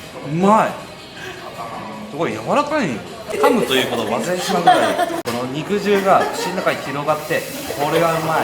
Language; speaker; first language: Japanese; native; Japanese